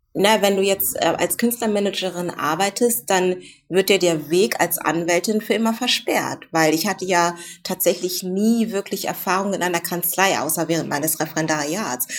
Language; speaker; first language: German; native; German